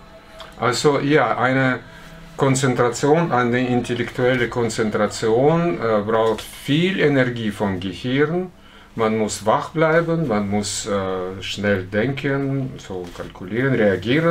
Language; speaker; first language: German; non-native, fluent; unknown